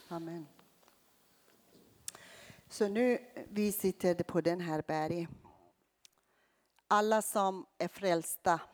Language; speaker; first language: Swedish; non-native, fluent; Persian